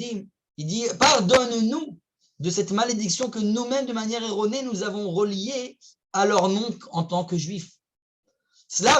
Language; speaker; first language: French; native; French